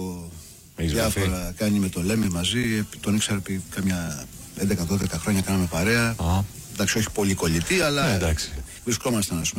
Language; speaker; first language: Greek; non-native, local second language; English